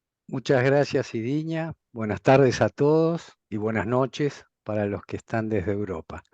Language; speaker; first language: Spanish; native; Spanish